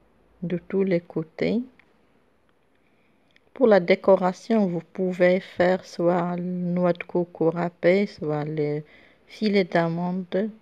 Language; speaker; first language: French; non-native, local second language; Arabic